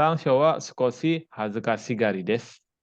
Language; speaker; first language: Japanese; non-native, fluent; Indonesian